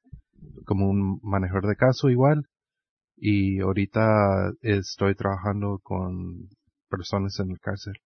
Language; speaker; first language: Spanish; early bilingual, heritage; Spanish